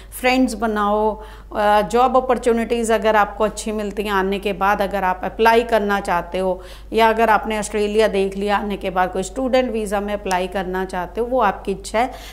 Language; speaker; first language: Hindi; non-native, local second language; Punjabi